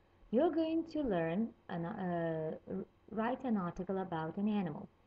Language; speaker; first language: English; non-native, fluent; Lithuanian